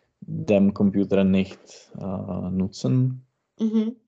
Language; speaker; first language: German; non-native, learner; Czech